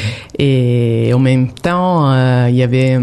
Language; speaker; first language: French; non-native, fluent; Italian